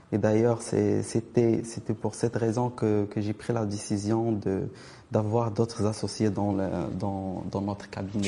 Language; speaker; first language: French; non-native, local second language; Arabic